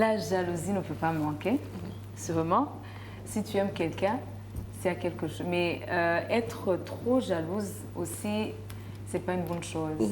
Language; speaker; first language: French; non-native, local second language; Rundi